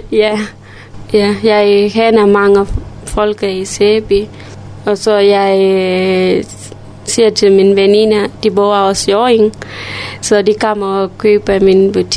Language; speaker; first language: Danish; non-native, learner; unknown